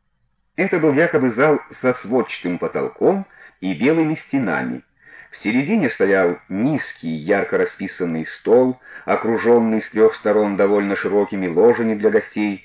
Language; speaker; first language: Russian; native; Russian